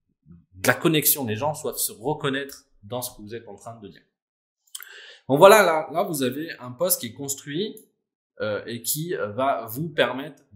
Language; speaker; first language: French; native; French